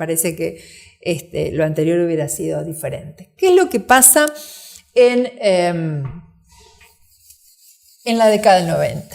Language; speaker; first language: Spanish; native; Spanish